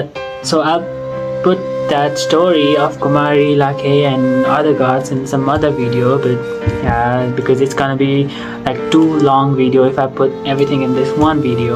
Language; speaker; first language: English; non-native, local second language; Nepali